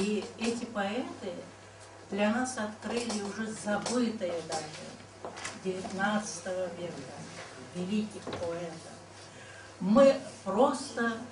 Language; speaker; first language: Russian; non-native, local second language; Karachay-Balkar